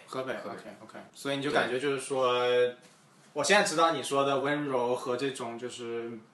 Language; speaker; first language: Chinese; native; Chinese